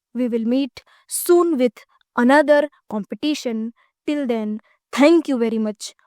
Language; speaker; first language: English; non-native, local second language; Gujarati